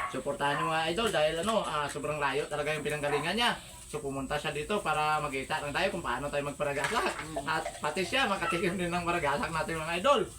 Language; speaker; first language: Filipino; non-native, local second language; Hiligaynon